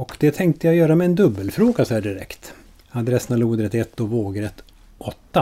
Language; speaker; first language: Swedish; native; Swedish